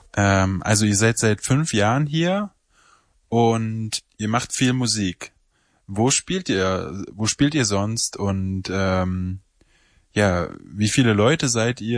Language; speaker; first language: German; native; German